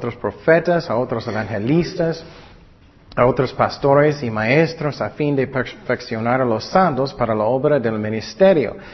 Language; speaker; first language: Spanish; non-native, fluent; English